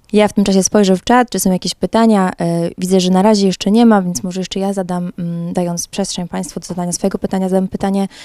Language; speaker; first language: Polish; native; Polish